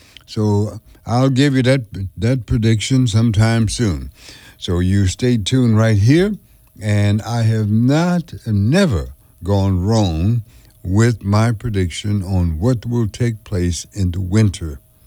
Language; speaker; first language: English; early bilingual, other home language; French